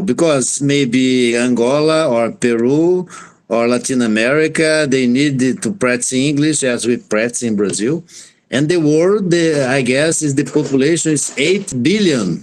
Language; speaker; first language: English; non-native, fluent; Portuguese